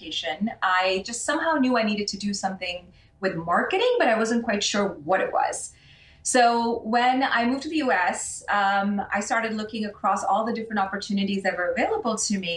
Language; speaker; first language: English; non-native, local second language; Urdu